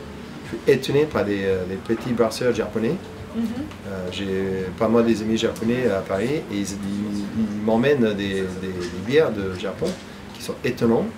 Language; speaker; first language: French; non-native, fluent; English